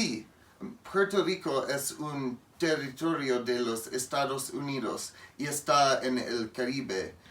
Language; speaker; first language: Spanish; non-native, learner; English